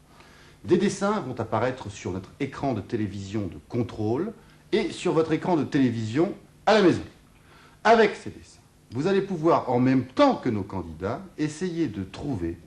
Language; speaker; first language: French; native; French